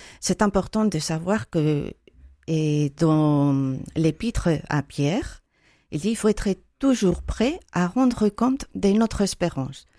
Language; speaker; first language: French; non-native, fluent; Spanish